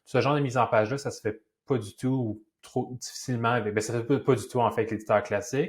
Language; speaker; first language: French; native; French